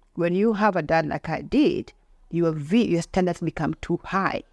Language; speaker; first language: English; non-native, local second language; Luo (Kenya and Tanzania)